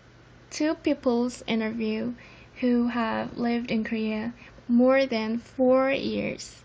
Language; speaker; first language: English; non-native, fluent; Korean